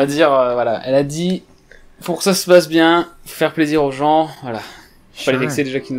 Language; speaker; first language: French; native; French